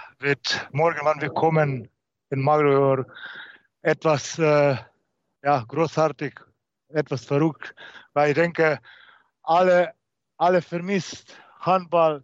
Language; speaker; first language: German; non-native, learner; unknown